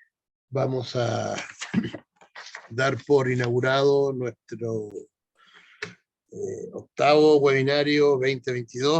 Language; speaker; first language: Spanish; native; Spanish